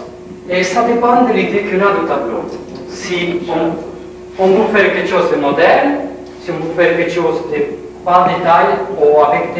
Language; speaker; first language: French; non-native, learner; Spanish